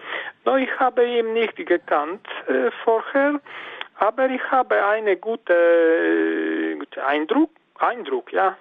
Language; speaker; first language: German; non-native, fluent; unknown